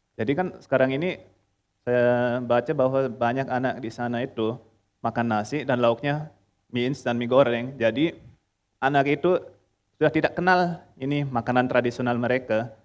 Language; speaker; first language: Indonesian; early bilingual, heritage; Indonesian